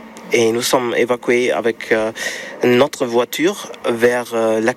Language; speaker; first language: French; non-native, learner; German